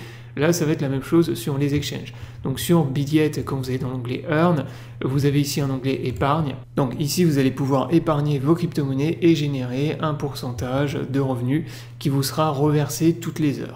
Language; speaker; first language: French; native; French